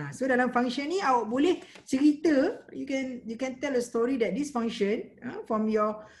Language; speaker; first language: English; non-native, local second language; Malay